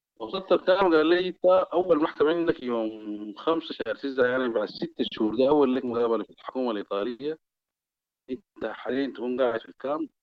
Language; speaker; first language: Arabic; native; Arabic